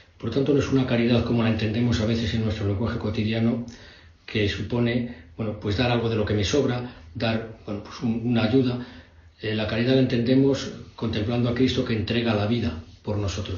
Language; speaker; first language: Spanish; native; Spanish